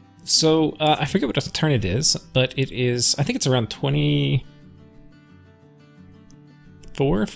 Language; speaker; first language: English; native; English